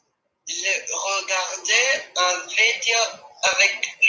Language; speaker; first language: French; non-native, learner; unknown